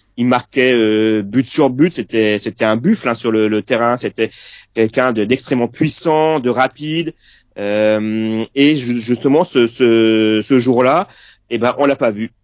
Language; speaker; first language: French; native; French